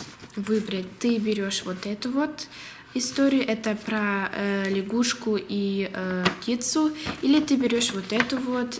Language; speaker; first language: Russian; early bilingual, heritage; Russian